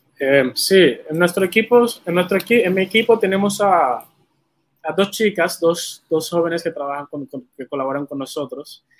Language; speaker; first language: Spanish; non-native, fluent; Haitian Creole